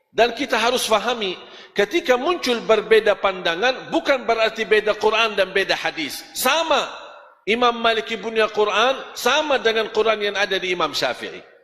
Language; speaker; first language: Malay; non-native, fluent; Arabic